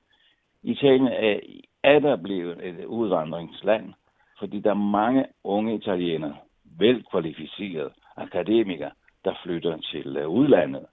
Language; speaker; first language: Danish; non-native, fluent; Italian